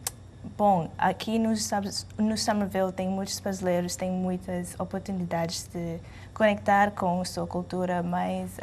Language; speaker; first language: Portuguese; non-native, learner; English